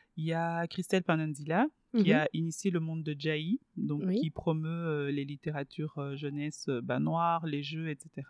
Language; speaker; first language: French; non-native, fluent; Swahili